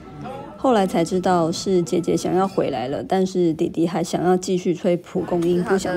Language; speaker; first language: Chinese; native; Chinese